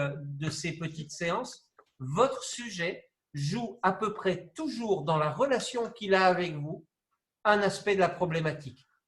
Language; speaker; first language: French; native; French